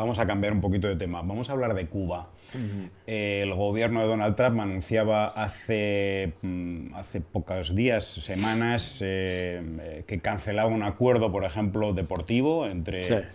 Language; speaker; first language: Spanish; native; Spanish